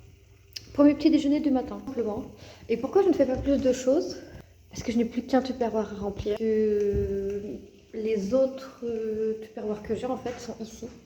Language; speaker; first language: French; native; French